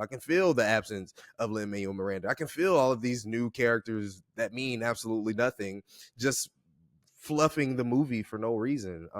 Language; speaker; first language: English; native; English